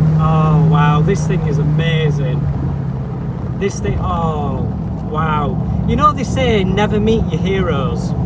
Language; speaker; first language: English; native; English